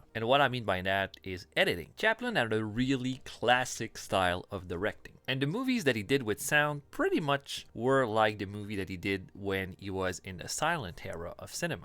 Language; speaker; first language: English; non-native, fluent; French